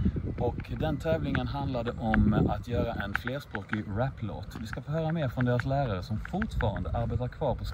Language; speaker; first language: Swedish; native; Swedish